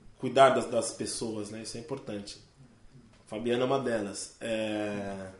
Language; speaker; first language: Portuguese; native; Portuguese